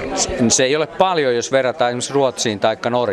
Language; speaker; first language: Finnish; native; Finnish